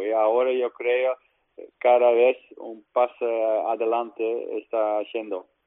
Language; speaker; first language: Spanish; non-native, learner; Dutch